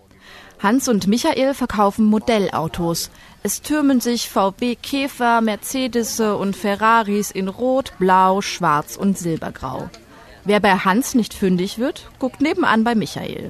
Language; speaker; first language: German; native; German